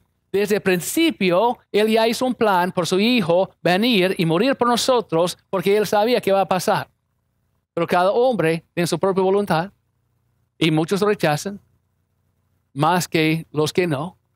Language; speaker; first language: Spanish; non-native, fluent; English